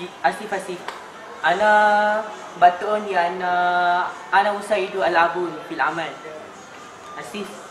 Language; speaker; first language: Arabic; non-native, learner; Malay